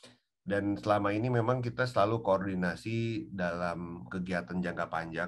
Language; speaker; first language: Indonesian; native; Indonesian